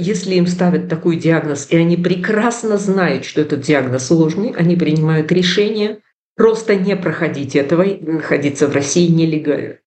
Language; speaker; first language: Russian; native; Russian